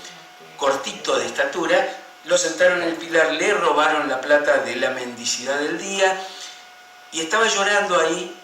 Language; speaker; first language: Spanish; native; Spanish